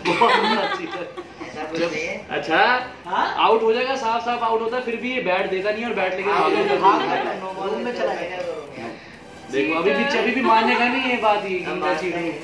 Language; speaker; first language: Hindi; non-native, local second language; Punjabi